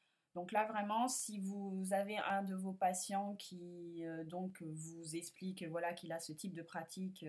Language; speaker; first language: French; native; French